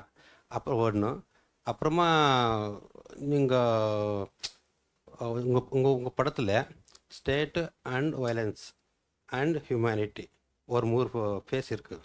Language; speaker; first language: Tamil; non-native, fluent; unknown